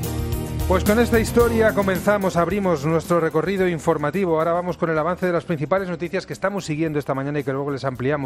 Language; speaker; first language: Spanish; native; Spanish